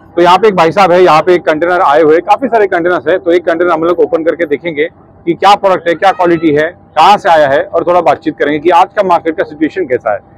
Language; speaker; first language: Hindi; non-native, local second language; Marathi